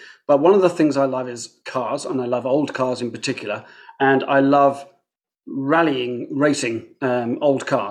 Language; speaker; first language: English; native; English